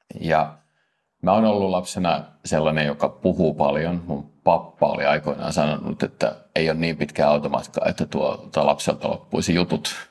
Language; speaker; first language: Finnish; native; Finnish